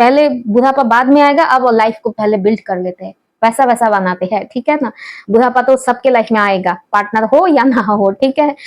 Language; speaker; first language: Hindi; non-native, local second language; Bangla